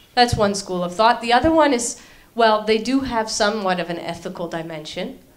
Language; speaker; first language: English; native; English